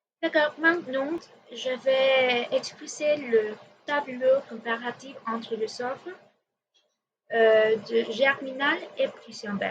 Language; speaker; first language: French; non-native, learner; Spanish